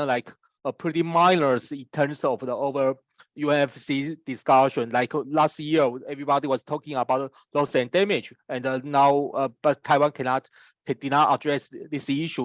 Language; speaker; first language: English; non-native, fluent; Chinese